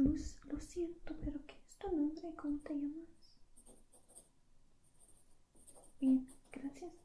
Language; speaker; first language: Spanish; non-native, learner; English